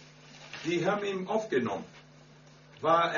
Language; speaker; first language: German; non-native, learner; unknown